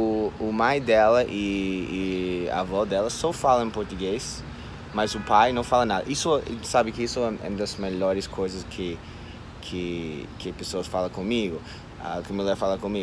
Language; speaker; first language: Portuguese; non-native, fluent; English